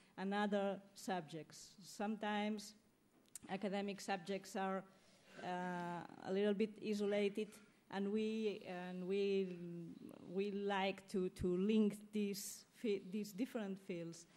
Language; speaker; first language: English; non-native, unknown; Catalan